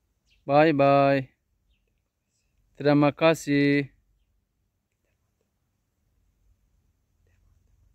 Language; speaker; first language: Indonesian; non-native, learner; Turkish